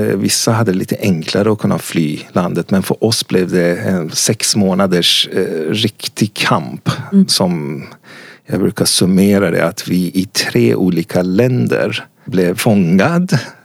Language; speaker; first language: Swedish; non-native, fluent; Persian